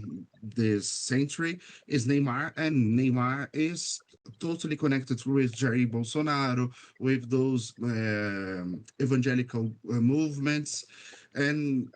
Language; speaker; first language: English; non-native, fluent; Portuguese